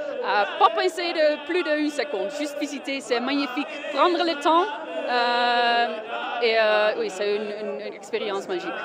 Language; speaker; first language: French; non-native, learner; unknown